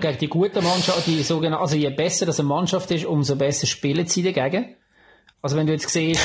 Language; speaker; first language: German; native; German